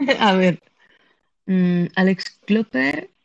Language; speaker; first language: Spanish; native; Spanish